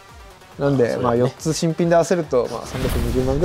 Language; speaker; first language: Japanese; native; Japanese